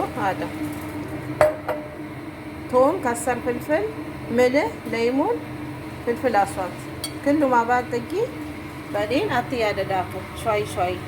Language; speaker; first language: Arabic; non-native, learner; Amharic